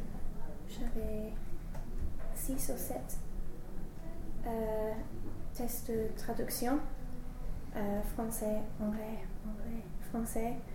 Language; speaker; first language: French; non-native, learner; English